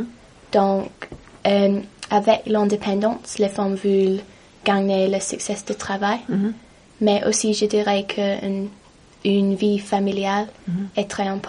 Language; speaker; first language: French; non-native, learner; English